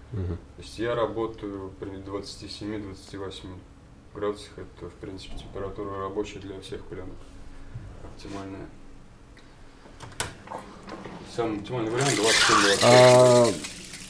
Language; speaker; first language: Russian; native; Russian